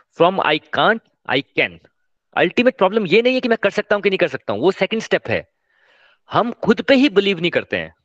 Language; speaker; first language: Hindi; non-native, local second language; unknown